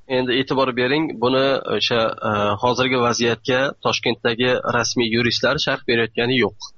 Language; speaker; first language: Uzbek; native; Uzbek